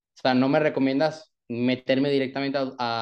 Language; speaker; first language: Spanish; native; Spanish